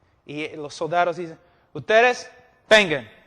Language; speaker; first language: Spanish; non-native, fluent; English